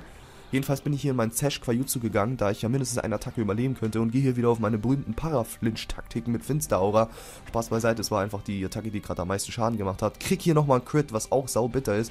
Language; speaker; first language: German; native; German